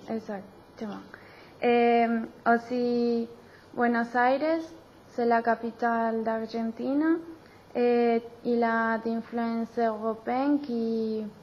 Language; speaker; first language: French; non-native, learner; Spanish